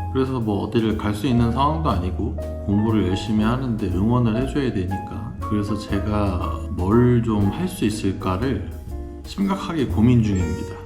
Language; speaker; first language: Korean; native; Korean